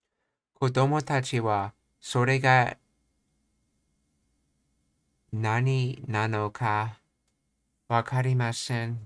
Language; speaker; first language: Japanese; non-native, learner; English